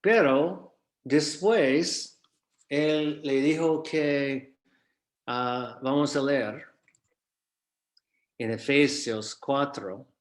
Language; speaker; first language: Spanish; non-native, fluent; English